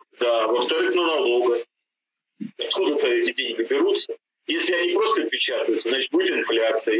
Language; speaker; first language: Russian; native; Russian